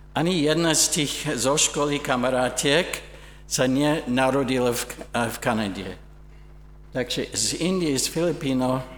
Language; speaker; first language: Slovak; non-native, fluent; English